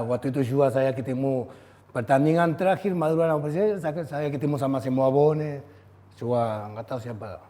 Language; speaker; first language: Indonesian; non-native, fluent; Spanish